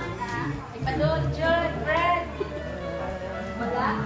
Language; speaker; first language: Filipino; non-native, local second language; Cebuano